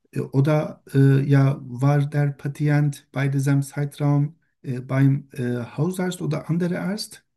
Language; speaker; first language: German; non-native, learner; Turkish